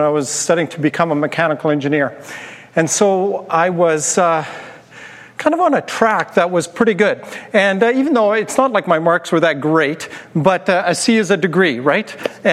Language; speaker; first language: English; native; English